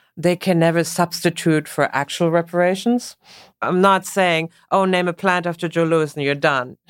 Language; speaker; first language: English; non-native, fluent; German